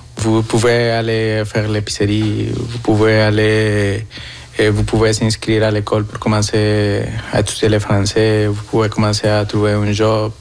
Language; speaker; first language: French; non-native, fluent; Spanish